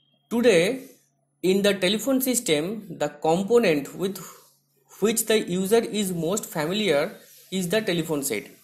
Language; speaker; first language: English; non-native, local second language; Bangla